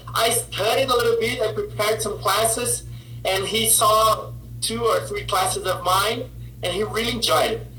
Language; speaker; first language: English; non-native, fluent; Portuguese